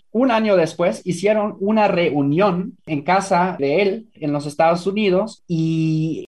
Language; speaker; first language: Spanish; non-native, fluent; German